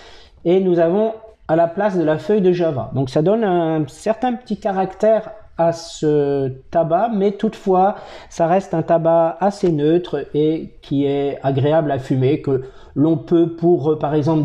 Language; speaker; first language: French; native; French